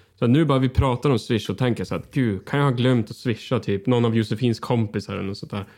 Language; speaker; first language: Swedish; native; Swedish